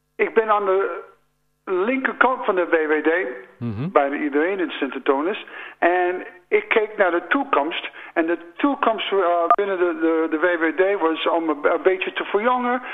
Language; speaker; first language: Dutch; non-native, fluent; English